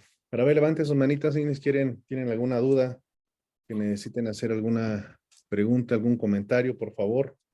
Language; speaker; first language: Spanish; native; Spanish